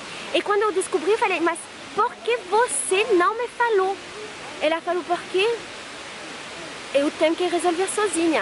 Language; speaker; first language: Portuguese; non-native, fluent; French